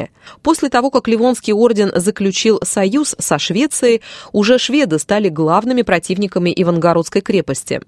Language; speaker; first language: Russian; native; Russian